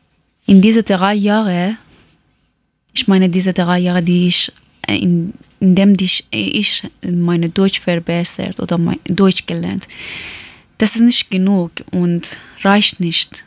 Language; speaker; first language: German; non-native, learner; Persian